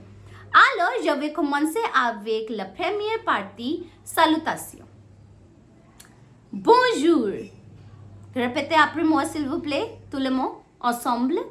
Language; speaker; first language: French; non-native, fluent; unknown